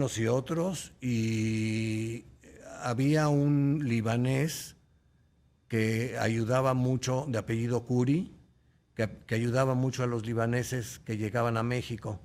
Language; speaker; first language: Spanish; native; Spanish